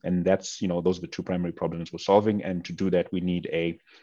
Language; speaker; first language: English; non-native, local second language; North Ndebele